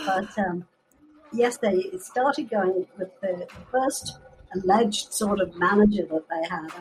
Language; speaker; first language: English; native; English